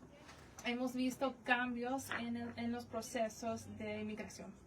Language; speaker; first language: Spanish; non-native, fluent; English